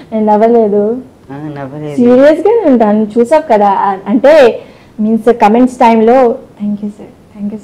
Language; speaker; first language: Telugu; non-native, local second language; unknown